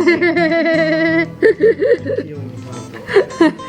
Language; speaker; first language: Italian; native; Italian